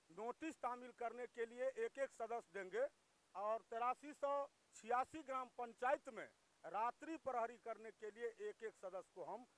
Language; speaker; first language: Hindi; native; Hindi